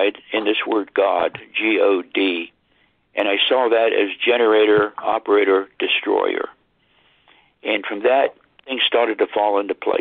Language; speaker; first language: English; native; English